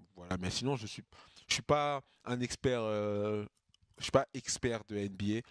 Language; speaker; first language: French; native; French